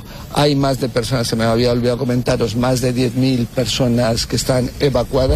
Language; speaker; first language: Spanish; native; Spanish